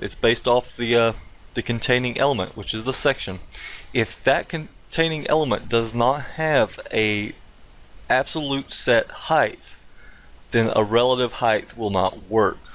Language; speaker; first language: English; native; English